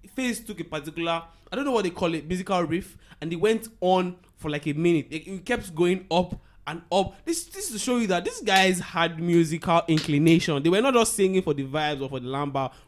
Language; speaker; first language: English; non-native, local second language; Yoruba